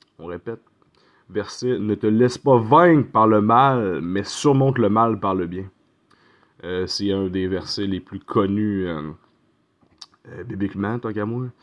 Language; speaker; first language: French; native; French